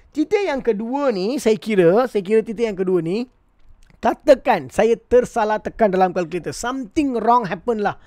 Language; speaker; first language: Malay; non-native, local second language; Tamil